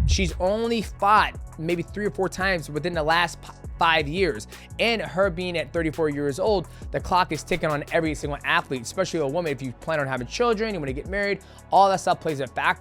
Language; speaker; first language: English; native; English